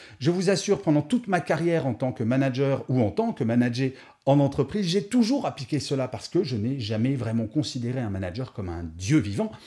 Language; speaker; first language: French; native; French